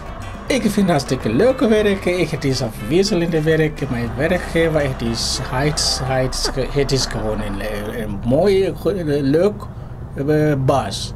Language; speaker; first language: Dutch; non-native, learner; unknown